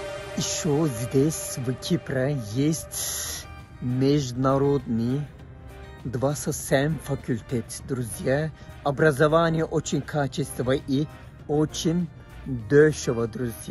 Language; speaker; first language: Russian; non-native, fluent; Turkish